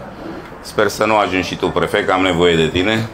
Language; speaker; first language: Romanian; native; Romanian